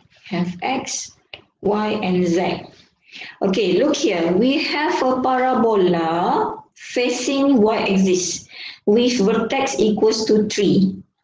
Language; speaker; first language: English; non-native, local second language; Malay